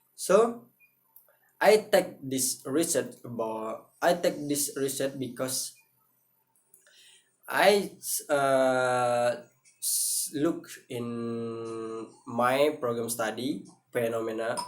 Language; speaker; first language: English; non-native, learner; Indonesian